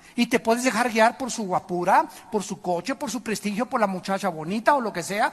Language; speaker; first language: Spanish; native; Spanish